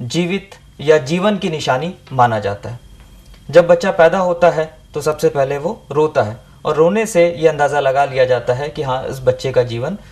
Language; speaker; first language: Hindi; native; Hindi